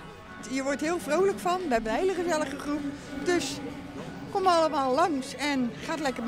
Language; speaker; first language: Dutch; native; Dutch